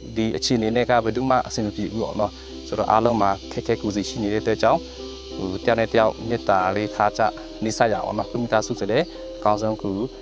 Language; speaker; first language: Burmese; non-native, local second language; Western Kayah